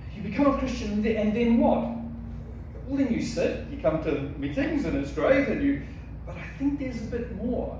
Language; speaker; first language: English; native; English